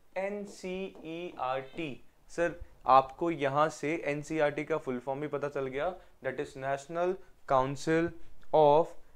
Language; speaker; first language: Hindi; native; Hindi